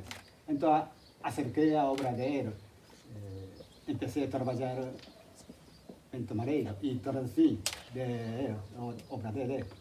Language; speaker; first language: Spanish; non-native, fluent; Japanese